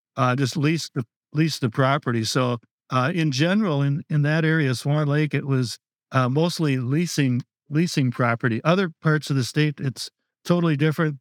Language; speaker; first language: English; native; English